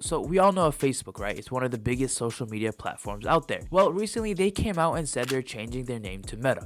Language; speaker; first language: English; native; English